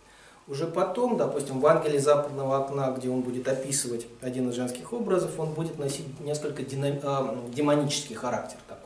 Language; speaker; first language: Russian; native; Russian